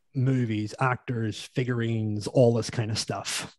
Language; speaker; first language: English; native; English